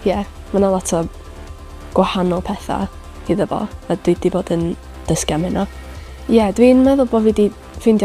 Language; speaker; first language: Welsh; native; Welsh